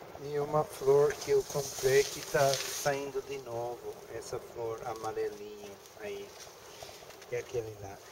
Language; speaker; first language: Portuguese; non-native, learner; English